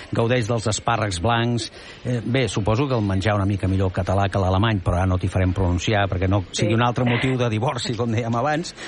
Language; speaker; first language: Catalan; native; Catalan